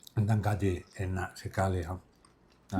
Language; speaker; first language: Indonesian; non-native, learner; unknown